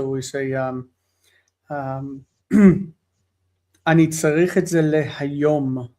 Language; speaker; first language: Hebrew; non-native, learner; English